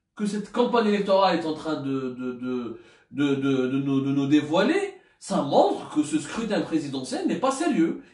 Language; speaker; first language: French; non-native, local second language; Arabic